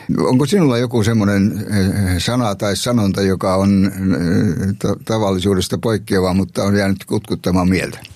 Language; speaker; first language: Finnish; native; Finnish